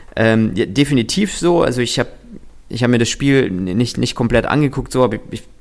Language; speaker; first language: German; early bilingual, other home language; Russian